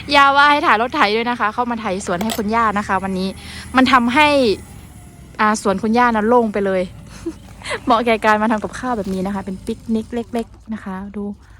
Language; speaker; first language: Thai; non-native, local second language; Western Kayah